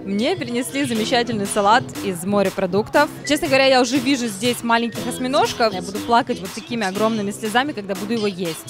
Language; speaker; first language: Russian; native; Russian